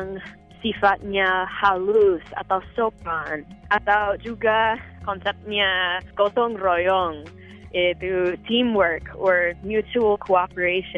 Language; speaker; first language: Indonesian; non-native, fluent; English